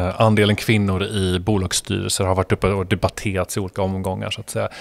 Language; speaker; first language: Swedish; non-native, fluent; Spanish